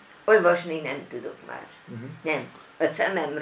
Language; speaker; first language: Hungarian; non-native, local second language; German